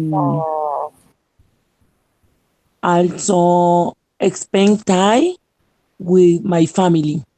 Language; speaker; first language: English; non-native, learner; Spanish